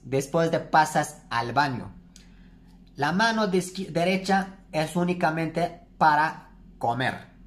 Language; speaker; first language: Spanish; non-native, learner; Turkish